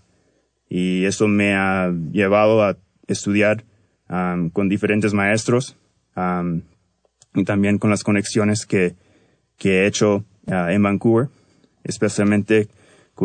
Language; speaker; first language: Spanish; early bilingual, heritage; Spanish